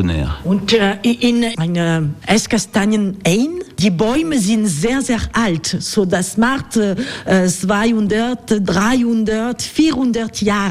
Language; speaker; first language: German; non-native, fluent; French